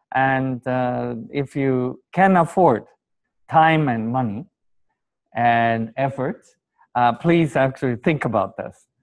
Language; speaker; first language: English; non-native, fluent; Japanese